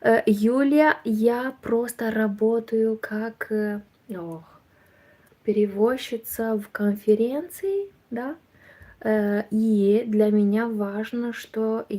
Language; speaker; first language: Russian; non-native, learner; Romanian